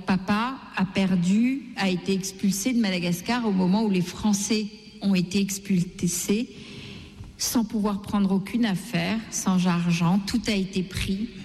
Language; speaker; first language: French; non-native, local second language; Gujarati